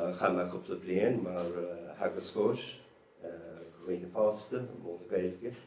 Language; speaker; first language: Irish; native; Irish